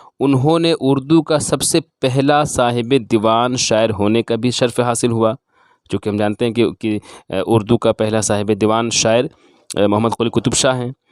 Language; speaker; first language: Urdu; native; Urdu